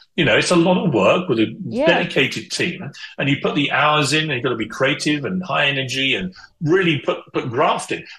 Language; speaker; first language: English; native; English